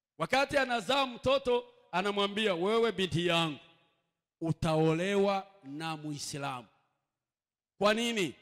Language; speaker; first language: Swahili; non-native, local second language; Kinyarwanda